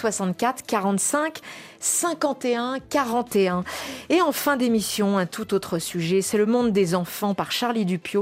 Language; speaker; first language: French; native; French